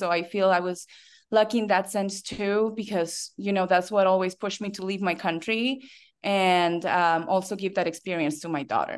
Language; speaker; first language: English; non-native, fluent; Spanish